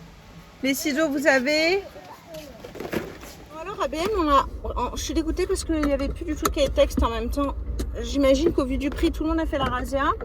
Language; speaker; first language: French; native; French